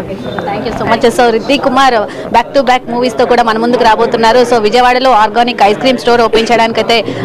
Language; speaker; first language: Telugu; native; Telugu